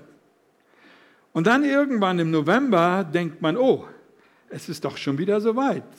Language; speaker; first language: German; native; German